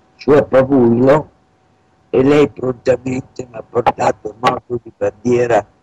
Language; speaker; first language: Italian; native; Italian